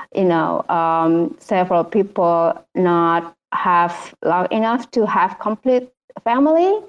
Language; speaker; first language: English; non-native, learner; Indonesian